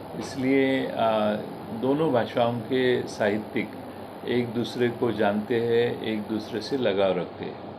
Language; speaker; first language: Hindi; non-native, local second language; Marathi